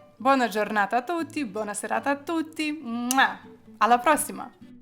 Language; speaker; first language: Italian; non-native, fluent; Ukrainian